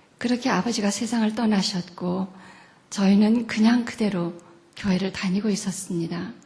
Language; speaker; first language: Korean; native; Korean